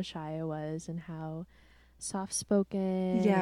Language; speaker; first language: English; non-native, local second language; Cebuano